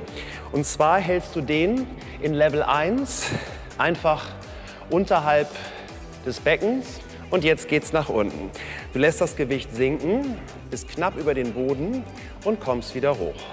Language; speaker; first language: German; native; German